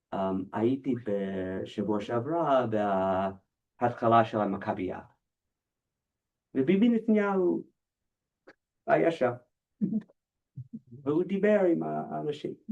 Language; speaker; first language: Hebrew; non-native, fluent; English